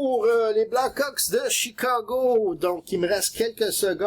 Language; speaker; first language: French; native; French